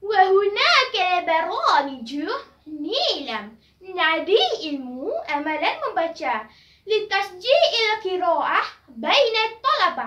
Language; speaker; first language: Arabic; non-native, learner; Malay